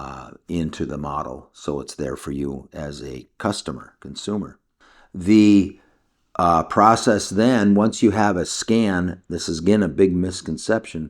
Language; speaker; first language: English; native; English